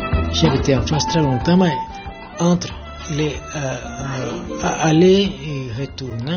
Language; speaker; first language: French; non-native, learner; Portuguese